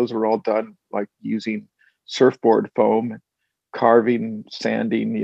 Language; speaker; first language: English; native; English